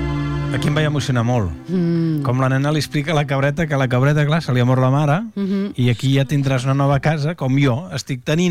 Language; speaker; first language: Catalan; native; Catalan